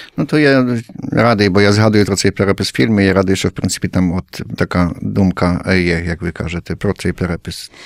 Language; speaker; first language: Ukrainian; early bilingual, heritage; Ukrainian